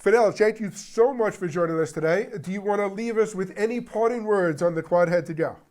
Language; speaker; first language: English; native; English